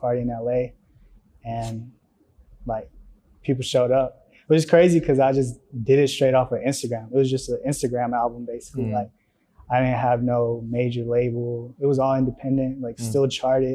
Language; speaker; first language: English; early bilingual, other home language; Spanish